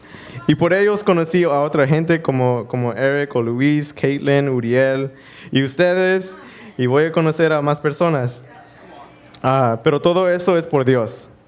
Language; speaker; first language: Spanish; early bilingual, heritage; Spanish